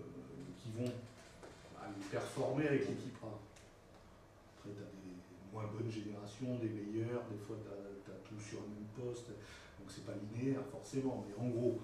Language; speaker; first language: French; native; French